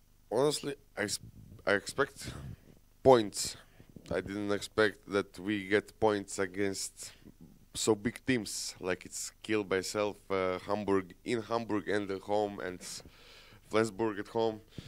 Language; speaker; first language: English; non-native, fluent; Croatian